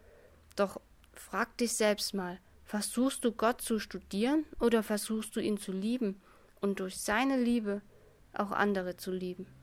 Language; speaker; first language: German; native; German